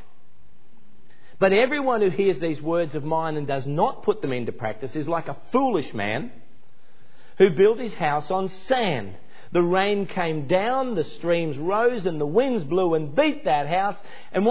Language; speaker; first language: English; native; English